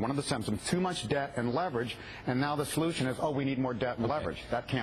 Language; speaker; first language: English; native; English